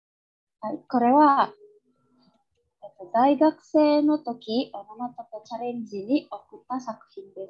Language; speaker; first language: Japanese; non-native, fluent; Indonesian